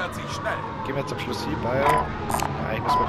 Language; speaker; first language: German; native; German